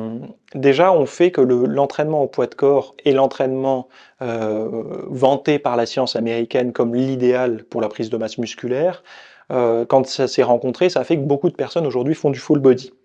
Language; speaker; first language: French; native; French